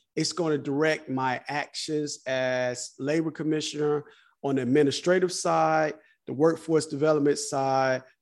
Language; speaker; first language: English; native; English